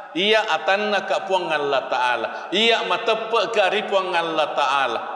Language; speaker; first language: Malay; non-native, local second language; Buginese